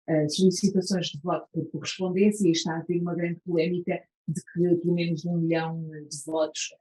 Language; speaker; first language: Portuguese; native; Portuguese